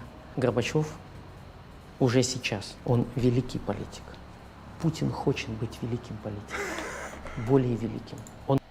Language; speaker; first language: Russian; native; Russian